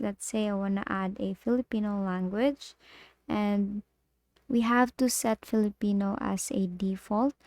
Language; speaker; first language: English; non-native, local second language; Filipino